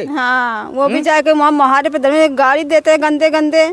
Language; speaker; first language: Hindi; native; Hindi